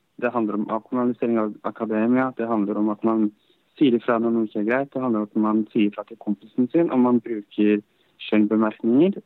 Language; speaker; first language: Norwegian; early bilingual, other home language; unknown